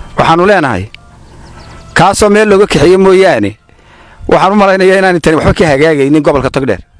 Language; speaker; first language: Somali; native; Somali